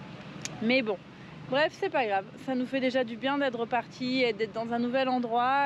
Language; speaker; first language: French; native; French